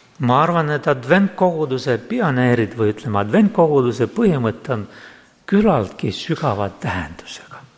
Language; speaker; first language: Estonian; non-native, local second language; Russian